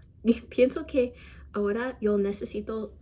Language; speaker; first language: Spanish; non-native, learner; English